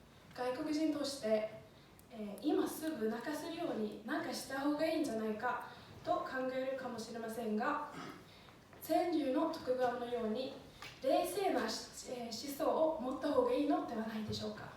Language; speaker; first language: Japanese; non-native, fluent; Swedish